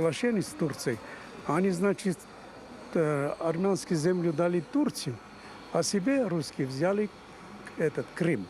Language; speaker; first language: Russian; non-native, fluent; Armenian